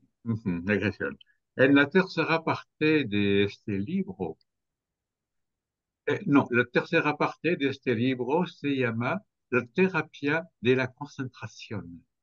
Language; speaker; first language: Spanish; non-native, fluent; French